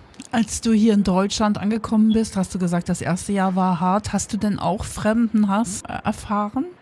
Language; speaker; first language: German; native; German